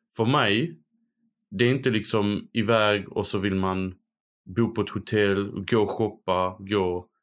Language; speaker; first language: Swedish; non-native, fluent; Arabic